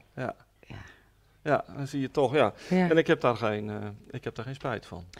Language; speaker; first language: Dutch; native; Dutch